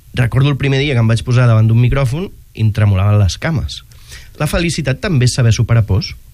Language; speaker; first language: Catalan; native; Catalan